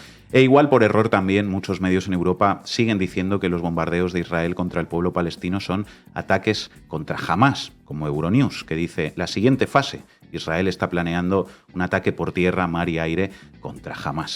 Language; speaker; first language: Spanish; native; Spanish